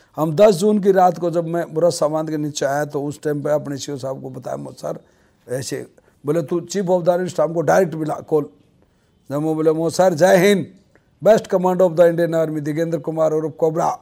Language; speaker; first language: Hindi; native; Hindi